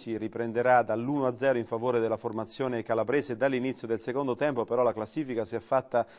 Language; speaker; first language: Italian; native; Italian